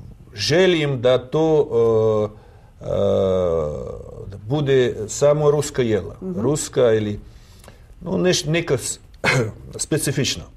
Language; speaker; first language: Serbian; non-native, learner; Russian